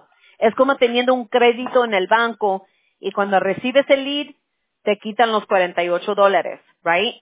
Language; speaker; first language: Spanish; early bilingual, heritage; Spanish